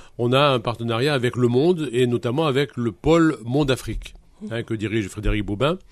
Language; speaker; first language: French; native; French